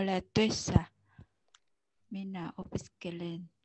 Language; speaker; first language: Finnish; non-native, learner; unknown